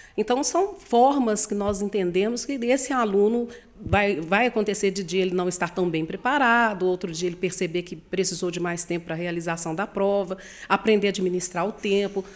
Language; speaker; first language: Portuguese; native; Portuguese